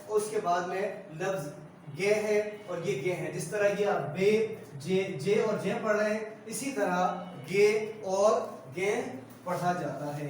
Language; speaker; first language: Urdu; native; Urdu